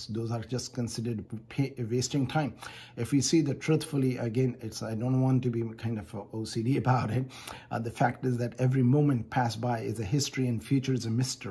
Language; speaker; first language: English; non-native, fluent; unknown